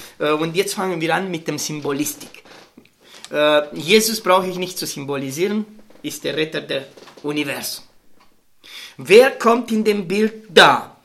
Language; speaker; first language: German; non-native, learner; Romanian